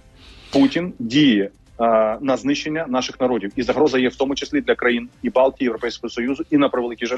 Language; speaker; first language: Ukrainian; native; Ukrainian